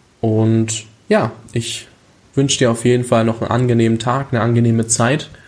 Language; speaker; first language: German; native; German